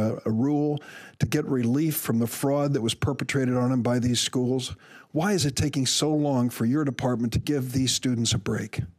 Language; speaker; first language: English; native; English